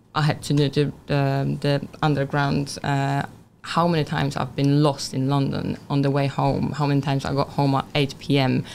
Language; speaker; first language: English; non-native, fluent; Polish